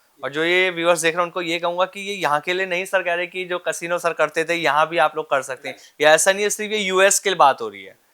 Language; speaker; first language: Hindi; native; Hindi